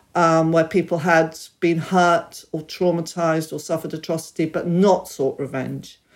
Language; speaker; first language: English; native; English